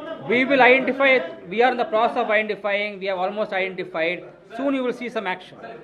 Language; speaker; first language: English; non-native, local second language; Tamil